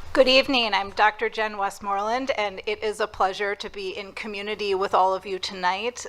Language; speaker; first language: English; native; English